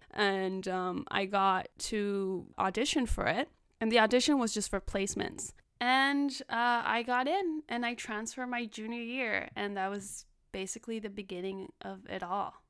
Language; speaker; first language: English; early bilingual, other home language; Spanish